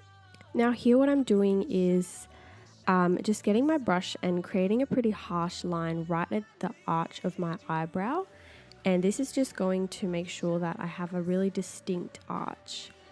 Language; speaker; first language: English; native; English